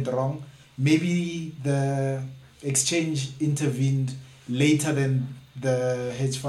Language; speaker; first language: English; non-native, local second language; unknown